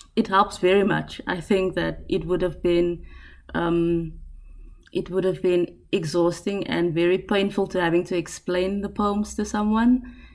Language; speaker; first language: English; non-native, local second language; Afrikaans